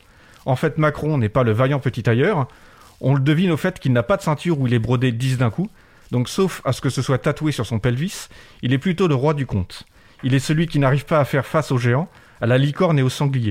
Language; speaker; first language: French; native; French